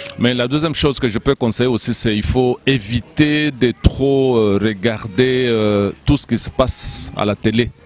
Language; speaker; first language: French; non-native, local second language; Lingala